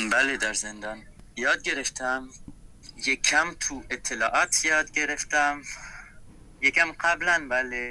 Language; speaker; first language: Persian; non-native, fluent; French